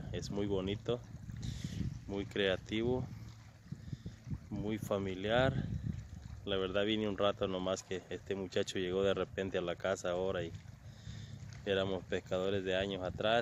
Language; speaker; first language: Spanish; native; Spanish